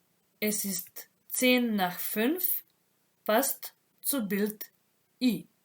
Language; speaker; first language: German; non-native, fluent; Macedonian